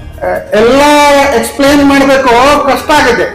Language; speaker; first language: Kannada; non-native, learner; Hindi